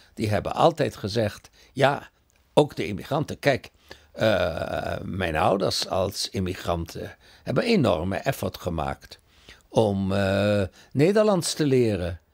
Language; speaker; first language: Dutch; early bilingual, other home language; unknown